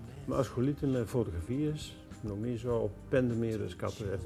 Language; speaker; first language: Greek; non-native, learner; Dutch